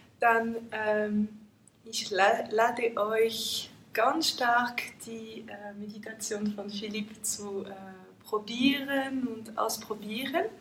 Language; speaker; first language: German; non-native, fluent; French